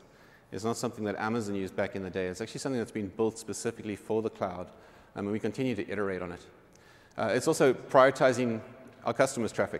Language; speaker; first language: English; native; English